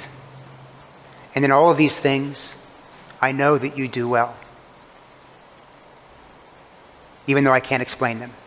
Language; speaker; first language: English; native; English